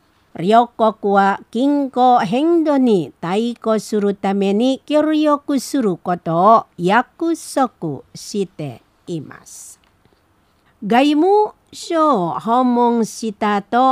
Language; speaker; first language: Japanese; non-native, fluent; Indonesian